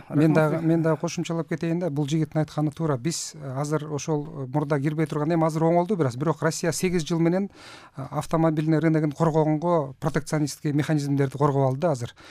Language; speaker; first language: Kyrgyz; native; Kyrgyz